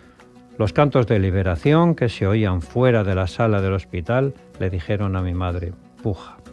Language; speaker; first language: Spanish; native; Spanish